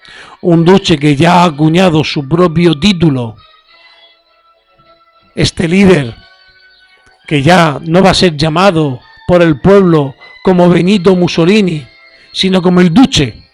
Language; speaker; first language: Spanish; native; Spanish